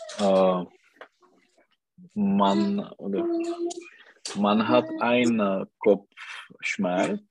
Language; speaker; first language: German; non-native, learner; Czech